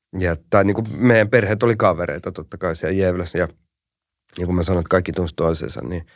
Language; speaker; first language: Finnish; early bilingual, heritage; Finnish